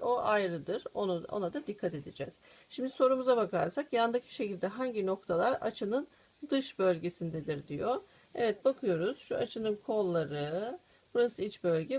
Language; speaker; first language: Turkish; native; Turkish